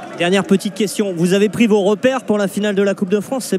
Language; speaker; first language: French; native; French